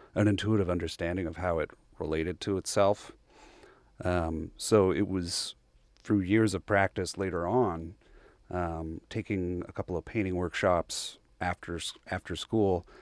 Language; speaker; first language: English; native; English